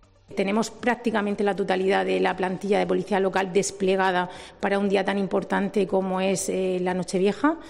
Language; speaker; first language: Spanish; native; Spanish